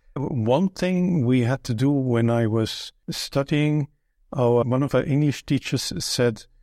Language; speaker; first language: English; non-native, fluent; Dutch